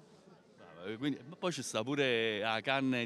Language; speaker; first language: Italian; native; Italian